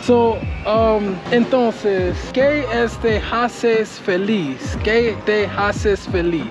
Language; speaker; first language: Spanish; non-native, learner; English